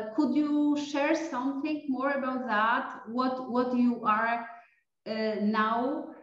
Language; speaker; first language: English; non-native, fluent; Polish